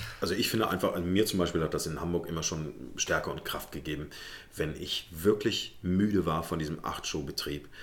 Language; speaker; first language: German; early bilingual, other home language; Arabic